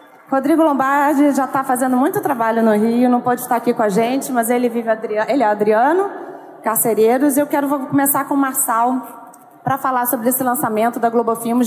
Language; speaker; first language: Portuguese; native; Portuguese